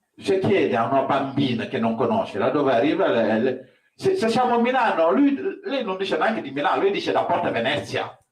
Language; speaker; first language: Italian; non-native, fluent; Wolof